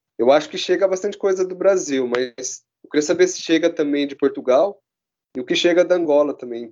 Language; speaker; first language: Portuguese; native; Portuguese